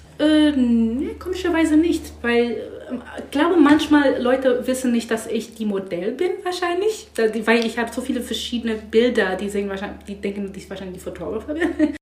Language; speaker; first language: German; non-native, learner; English